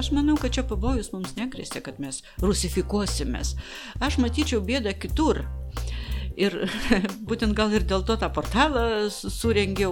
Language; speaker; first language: Lithuanian; non-native, local second language; Polish